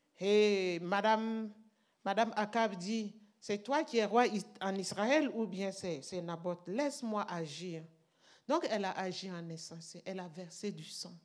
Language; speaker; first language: French; non-native, local second language; Mossi